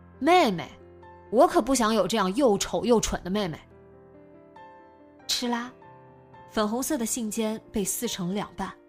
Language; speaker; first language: Chinese; native; Chinese